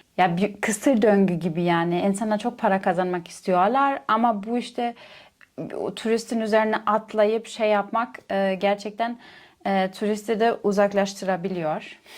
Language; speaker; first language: Turkish; non-native, fluent; German